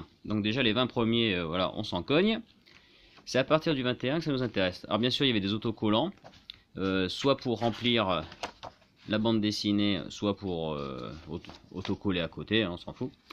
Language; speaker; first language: French; native; French